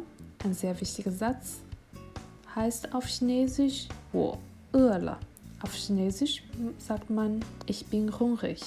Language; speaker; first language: German; non-native, fluent; Chinese